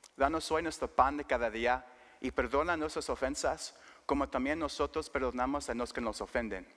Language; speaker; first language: Spanish; early bilingual, other home language; English